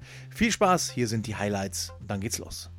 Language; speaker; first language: German; native; German